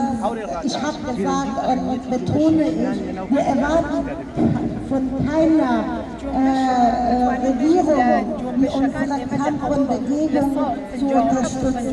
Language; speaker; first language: German; non-native, learner; Persian